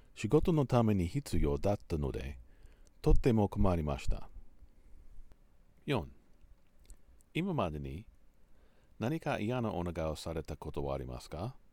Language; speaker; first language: Japanese; non-native, learner; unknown